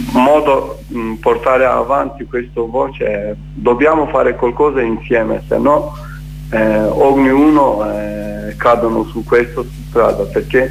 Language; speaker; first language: Italian; non-native, learner; Kurdish